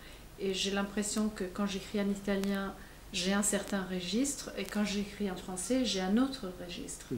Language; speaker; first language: French; non-native, fluent; Italian